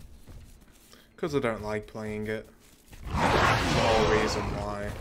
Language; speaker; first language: English; native; English